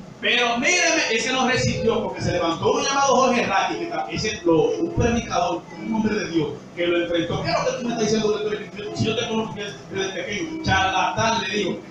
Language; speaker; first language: Spanish; native; Spanish